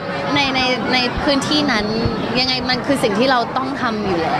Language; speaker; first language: Thai; native; Thai